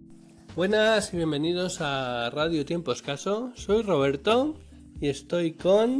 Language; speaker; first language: Spanish; native; Spanish